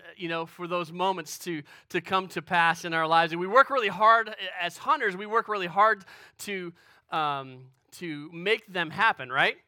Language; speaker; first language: English; native; English